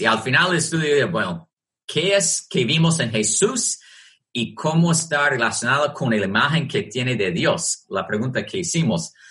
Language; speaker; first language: Spanish; non-native, fluent; English